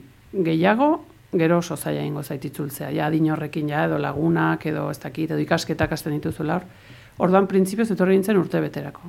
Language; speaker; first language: Basque; early bilingual, heritage; Spanish